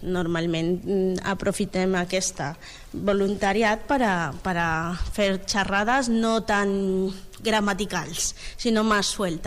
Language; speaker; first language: Catalan; non-native, learner; Spanish